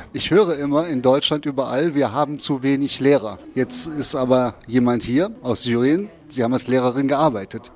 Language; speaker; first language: German; native; German